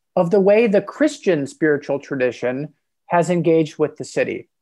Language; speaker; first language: English; native; English